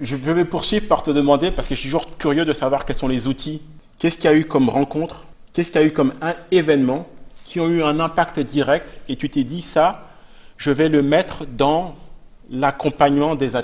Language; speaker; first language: French; native; French